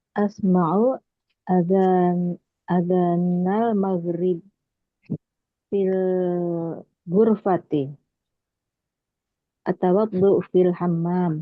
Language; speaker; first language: Arabic; non-native, learner; Indonesian